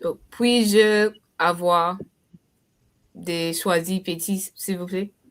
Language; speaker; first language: French; non-native, learner; English